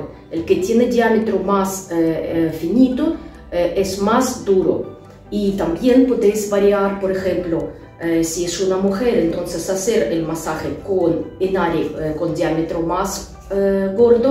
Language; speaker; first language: Spanish; non-native, fluent; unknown